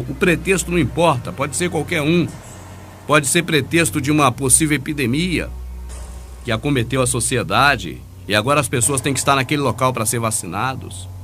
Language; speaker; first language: Portuguese; native; Portuguese